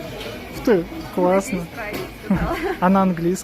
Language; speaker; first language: Russian; non-native, local second language; Kyrgyz